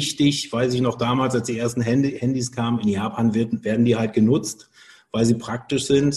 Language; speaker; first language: German; native; German